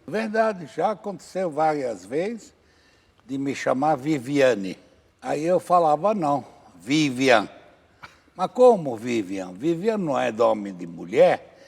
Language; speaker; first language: Portuguese; non-native, fluent; Arabic